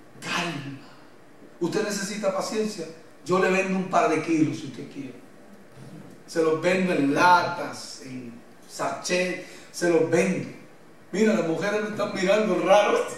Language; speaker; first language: Spanish; native; Spanish